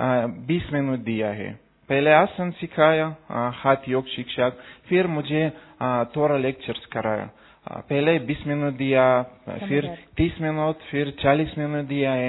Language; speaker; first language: Hindi; non-native, learner; Russian